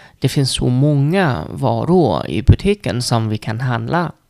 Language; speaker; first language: Swedish; non-native, learner; Vietnamese